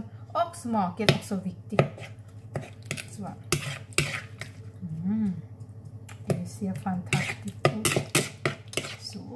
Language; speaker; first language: Swedish; non-native, learner; Thai